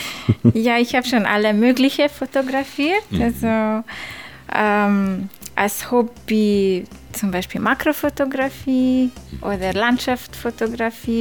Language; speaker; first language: German; non-native, learner; Hungarian